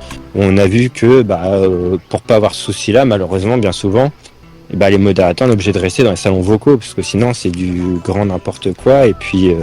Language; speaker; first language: French; native; French